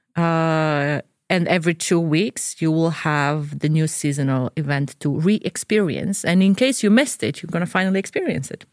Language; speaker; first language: English; non-native, fluent; Croatian